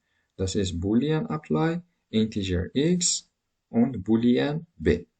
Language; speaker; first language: German; non-native, learner; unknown